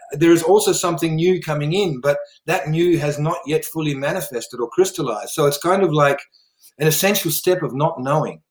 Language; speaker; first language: English; native; English